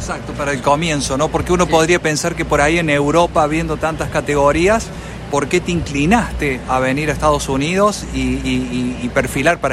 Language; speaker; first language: Spanish; native; Spanish